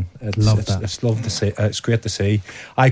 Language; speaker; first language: English; native; English